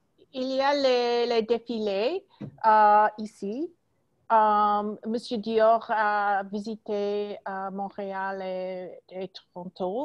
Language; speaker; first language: French; non-native, learner; English